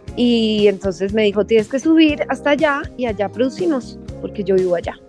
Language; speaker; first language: Spanish; native; Spanish